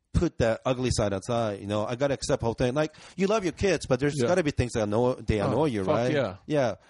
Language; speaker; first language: English; early bilingual, other home language; Japanese